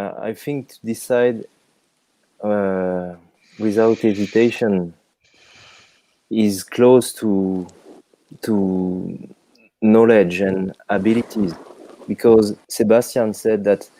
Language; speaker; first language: English; non-native, fluent; French